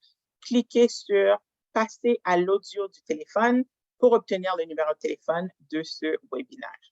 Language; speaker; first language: French; native; French